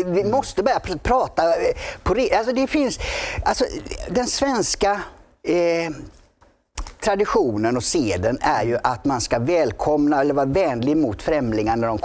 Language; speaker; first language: Swedish; native; Swedish